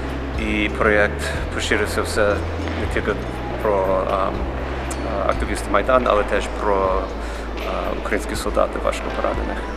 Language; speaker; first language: Ukrainian; early bilingual, heritage; English